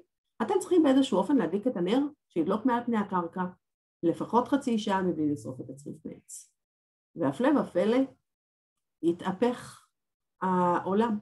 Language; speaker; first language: Hebrew; native; Hebrew